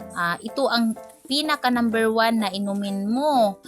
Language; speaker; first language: Filipino; non-native, local second language; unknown